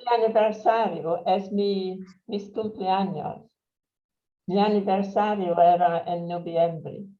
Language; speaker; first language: Spanish; non-native, fluent; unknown